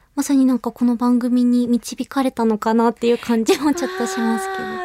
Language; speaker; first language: Japanese; native; Japanese